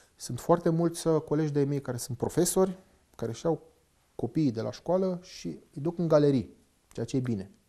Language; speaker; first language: Romanian; non-native, local second language; Hungarian